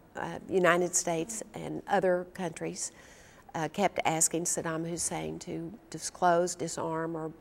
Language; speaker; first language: English; native; English